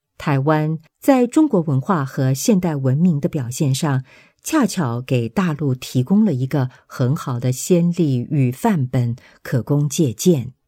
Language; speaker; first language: Chinese; native; Chinese